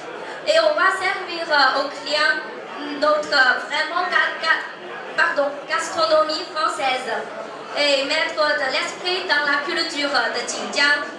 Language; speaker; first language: French; non-native, learner; Chinese